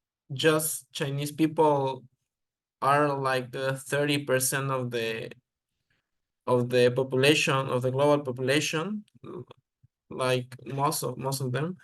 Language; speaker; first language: English; non-native, learner; Spanish